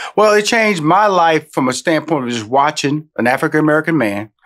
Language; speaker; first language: English; native; English